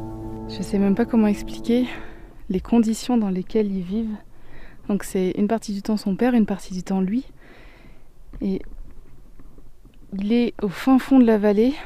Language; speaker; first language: French; native; French